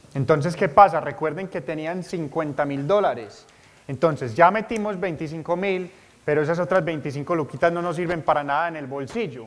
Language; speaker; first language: Spanish; native; Spanish